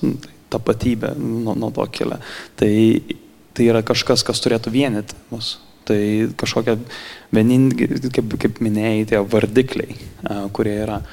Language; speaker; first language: Lithuanian; early bilingual, heritage; Lithuanian